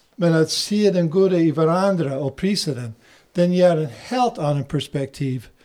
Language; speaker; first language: Swedish; non-native, fluent; English